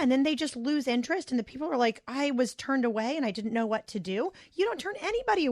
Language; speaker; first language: English; native; English